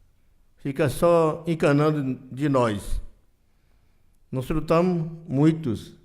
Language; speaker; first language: Portuguese; non-native, local second language; Yanomámi